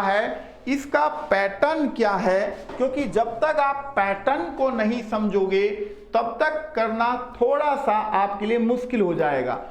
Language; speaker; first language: Hindi; native; Hindi